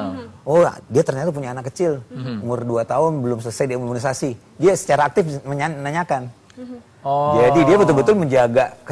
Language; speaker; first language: Indonesian; native; Indonesian